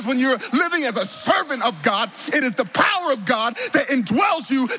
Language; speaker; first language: English; native; English